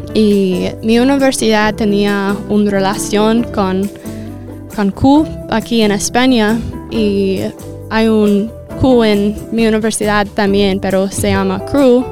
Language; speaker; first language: Spanish; non-native, learner; English